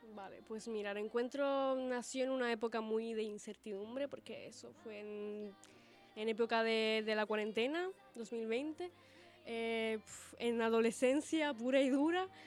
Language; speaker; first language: Spanish; early bilingual, other home language; Italian